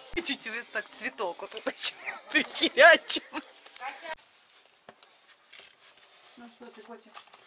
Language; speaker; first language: Russian; native; Russian